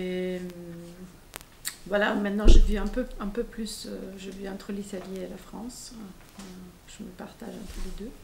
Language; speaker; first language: French; non-native, fluent; Italian